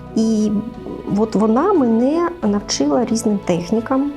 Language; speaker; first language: Ukrainian; native; Ukrainian